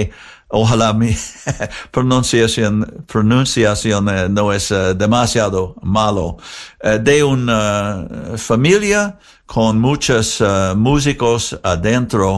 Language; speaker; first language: Spanish; non-native, learner; English